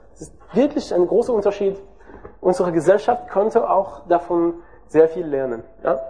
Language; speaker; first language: German; non-native, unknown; French